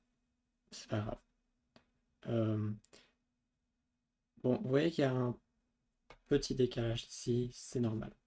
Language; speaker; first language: French; native; French